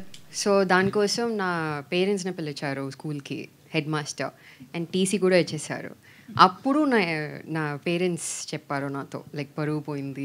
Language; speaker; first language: Telugu; non-native, fluent; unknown